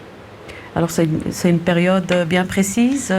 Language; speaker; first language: French; native; French